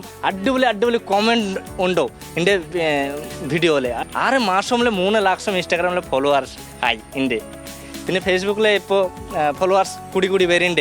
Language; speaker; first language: Malayalam; non-native, learner; Hindi